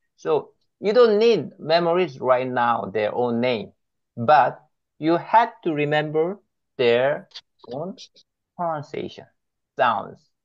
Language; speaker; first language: English; non-native, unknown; Korean